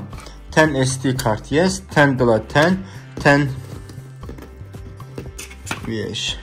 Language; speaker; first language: Polish; non-native, learner; Turkish